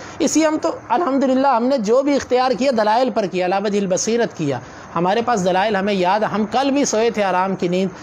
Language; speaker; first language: Urdu; non-native, local second language; Punjabi